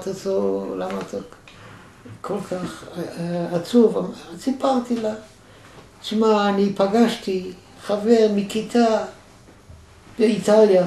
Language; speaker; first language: Hebrew; non-native, fluent; German